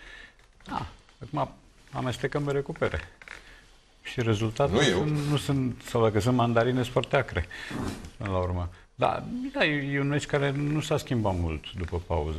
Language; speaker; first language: Romanian; native; Romanian